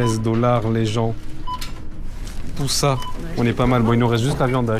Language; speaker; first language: French; native; French